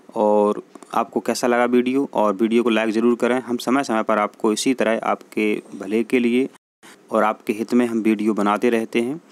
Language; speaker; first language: Hindi; native; Hindi